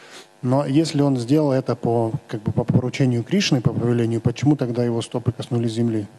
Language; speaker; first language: Russian; native; Russian